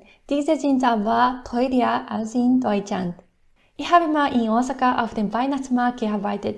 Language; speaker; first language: German; non-native, fluent; Japanese